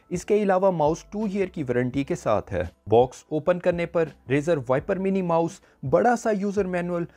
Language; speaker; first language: Urdu; native; Urdu